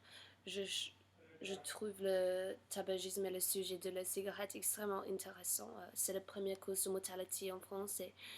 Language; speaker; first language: French; non-native, learner; English